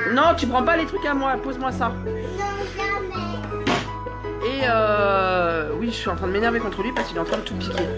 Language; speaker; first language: French; native; French